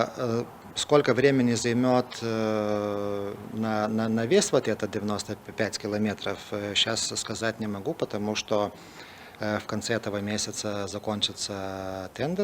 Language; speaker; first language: Russian; non-native, fluent; Lithuanian